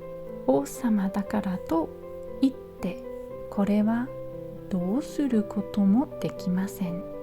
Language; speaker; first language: Japanese; non-native, learner; English